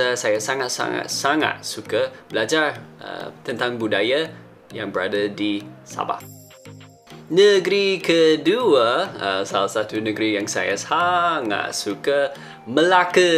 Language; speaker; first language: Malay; non-native, fluent; English